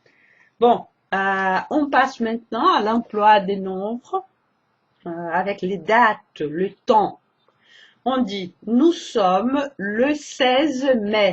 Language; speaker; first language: French; non-native, fluent; Portuguese